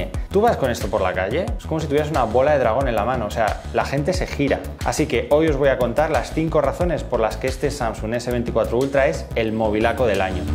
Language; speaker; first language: Spanish; native; Spanish